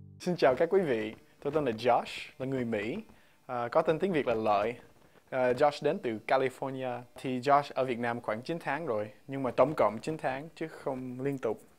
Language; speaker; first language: Vietnamese; non-native, fluent; English